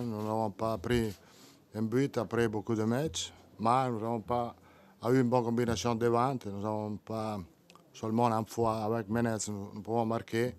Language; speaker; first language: French; non-native, learner; Italian